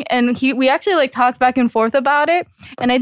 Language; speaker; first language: English; native; English